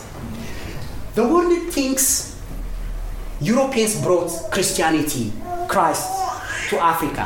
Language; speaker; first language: English; non-native, fluent; Amharic